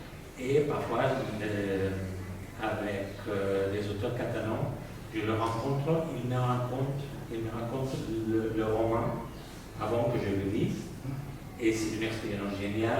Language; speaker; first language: French; non-native, fluent; Spanish